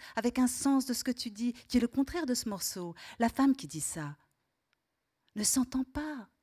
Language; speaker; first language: French; native; French